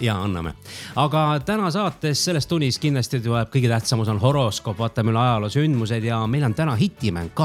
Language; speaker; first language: Estonian; native; Estonian